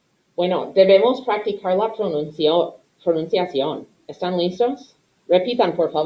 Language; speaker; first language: Spanish; non-native, fluent; English